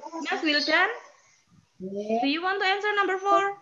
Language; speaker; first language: English; non-native, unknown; Indonesian